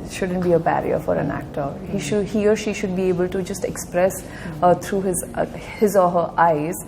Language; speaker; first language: English; non-native, local second language; Marathi